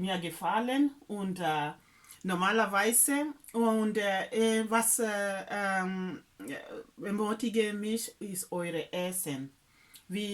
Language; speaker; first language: German; non-native, learner; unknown